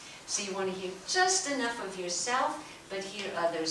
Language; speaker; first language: English; native; English